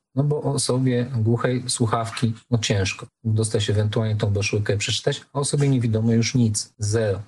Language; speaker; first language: Polish; native; Polish